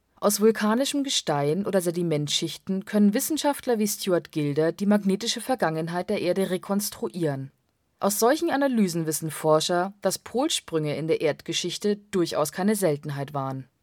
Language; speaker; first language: German; native; German